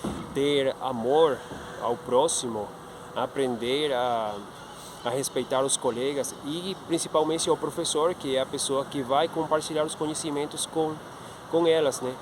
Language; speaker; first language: Portuguese; non-native, fluent; Spanish